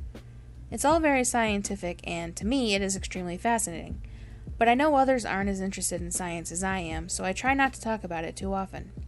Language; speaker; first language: English; native; English